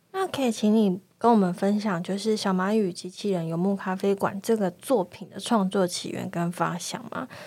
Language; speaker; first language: Chinese; native; Chinese